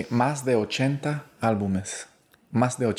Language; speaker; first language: Spanish; early bilingual, heritage; Spanish